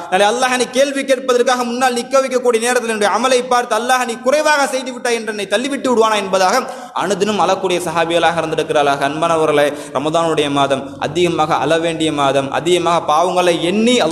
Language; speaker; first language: Tamil; native; Tamil